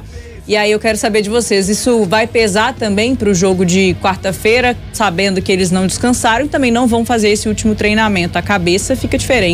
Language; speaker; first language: Portuguese; native; Portuguese